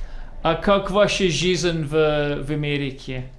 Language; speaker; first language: Russian; non-native, fluent; English